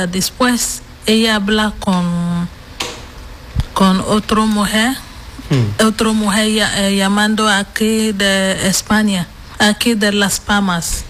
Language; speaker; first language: Spanish; non-native, learner; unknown